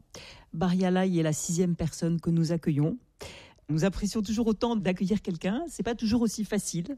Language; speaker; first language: French; native; French